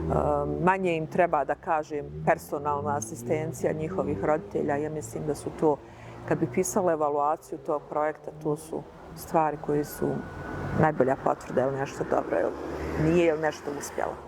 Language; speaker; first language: Bosnian; native; Bosnian